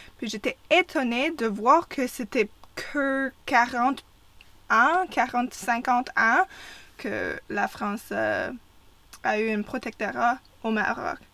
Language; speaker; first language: French; non-native, fluent; English